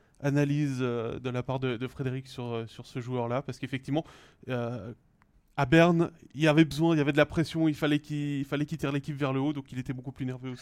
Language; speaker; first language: French; native; French